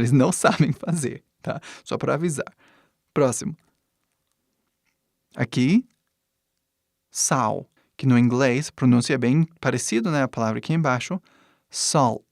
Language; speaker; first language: Portuguese; non-native, fluent; English